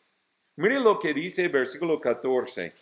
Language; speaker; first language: Spanish; non-native, fluent; English